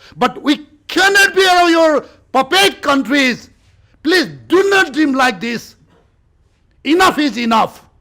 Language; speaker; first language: English; non-native, local second language; Nepali